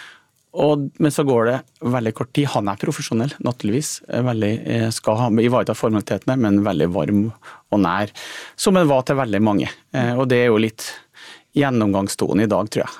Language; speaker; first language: Norwegian; native; Norwegian